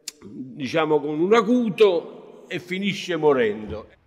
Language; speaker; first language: Italian; native; Italian